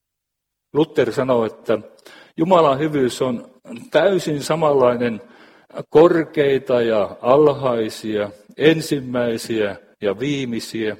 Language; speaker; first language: Finnish; native; Finnish